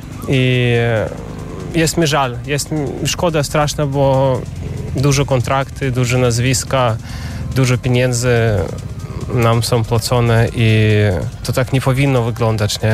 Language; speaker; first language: Polish; non-native, fluent; Russian